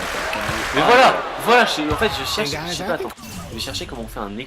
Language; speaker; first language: French; native; French